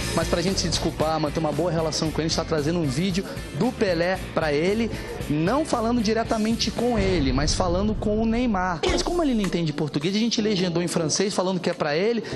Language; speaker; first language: Portuguese; native; Portuguese